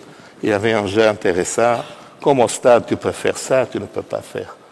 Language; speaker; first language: French; non-native, fluent; Portuguese